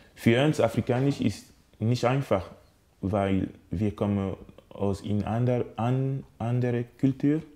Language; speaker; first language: German; non-native, learner; French